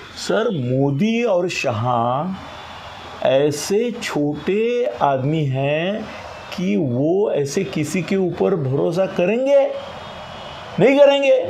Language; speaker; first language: Hindi; non-native, local second language; Marathi